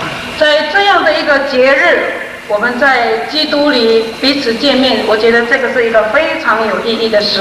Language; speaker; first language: Chinese; non-native, local second language; Amis